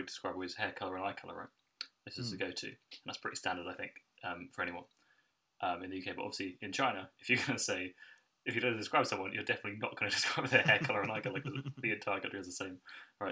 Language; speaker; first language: English; native; English